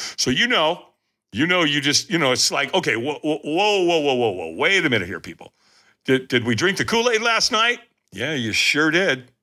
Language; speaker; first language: English; native; English